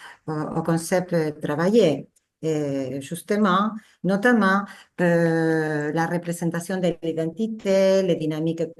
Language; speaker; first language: French; non-native, fluent; Spanish